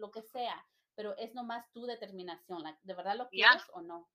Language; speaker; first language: Spanish; native; Spanish